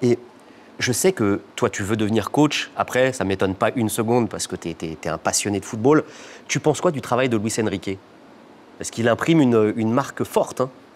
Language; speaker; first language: French; native; French